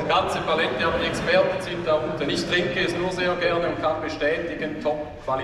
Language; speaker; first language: German; native; German